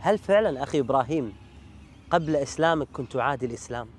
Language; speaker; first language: Arabic; native; Arabic